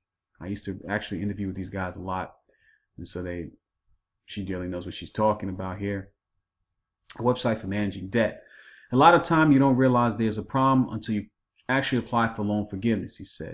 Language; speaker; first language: English; native; English